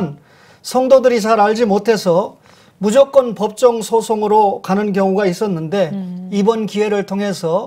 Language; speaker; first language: Korean; native; Korean